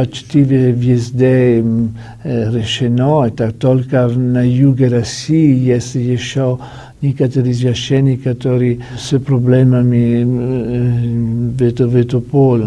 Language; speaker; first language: Russian; non-native, learner; Italian